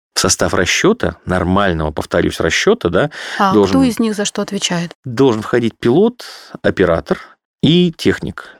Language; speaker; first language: Russian; native; Russian